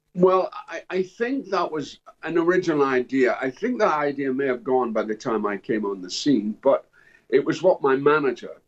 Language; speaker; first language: English; native; English